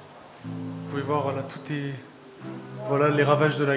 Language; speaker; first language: French; native; French